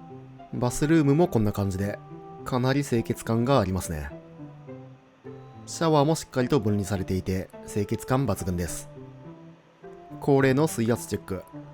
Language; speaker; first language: Japanese; native; Japanese